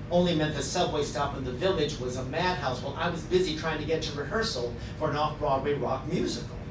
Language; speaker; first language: English; native; English